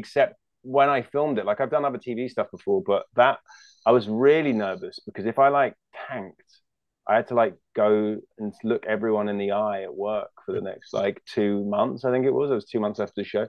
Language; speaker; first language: English; native; English